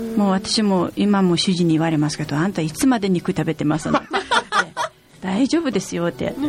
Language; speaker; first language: Japanese; non-native, fluent; Mongolian